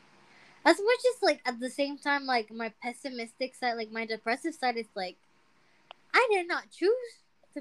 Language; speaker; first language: English; non-native, fluent; Spanish